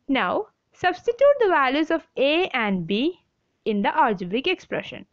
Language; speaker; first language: English; non-native, local second language; Malayalam